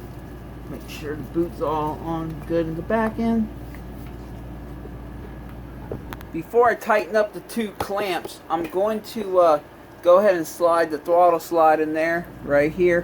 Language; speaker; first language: English; native; English